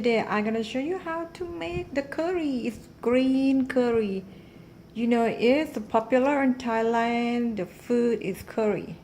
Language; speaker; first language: English; non-native, learner; Thai